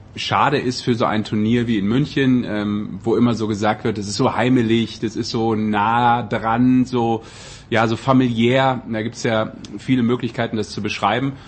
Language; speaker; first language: German; native; German